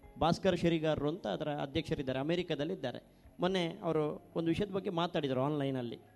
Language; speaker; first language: Kannada; non-native, local second language; Tulu